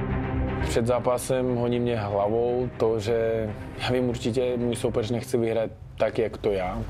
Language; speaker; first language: Czech; non-native, fluent; Uzbek